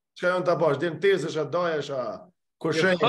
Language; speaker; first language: Albanian; native; Albanian